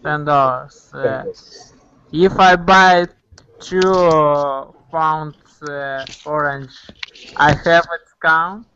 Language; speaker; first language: English; non-native, learner; Russian